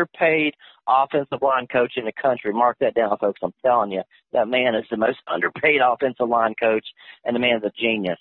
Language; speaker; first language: English; native; English